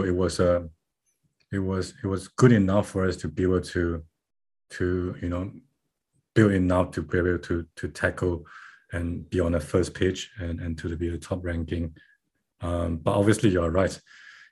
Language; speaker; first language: English; non-native, local second language; Chinese